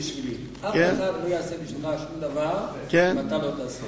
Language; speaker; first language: Hebrew; non-native, fluent; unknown